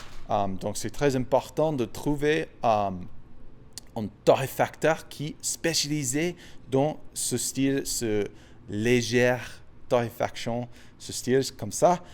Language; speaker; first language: French; non-native, fluent; English